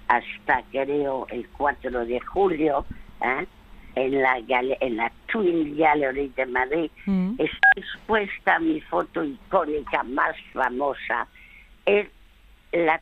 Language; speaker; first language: Spanish; early bilingual, other home language; French